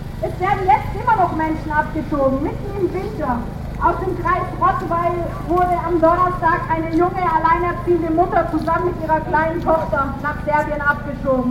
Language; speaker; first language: German; native; German